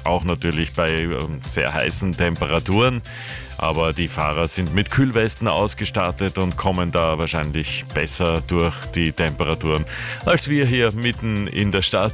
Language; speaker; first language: German; native; German